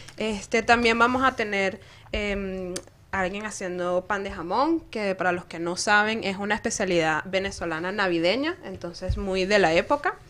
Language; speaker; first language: Spanish; native; Spanish